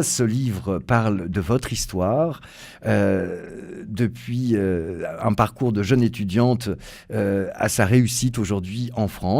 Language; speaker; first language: French; native; French